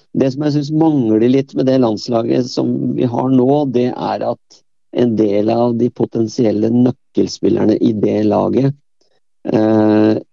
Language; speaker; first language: Norwegian; native; Norwegian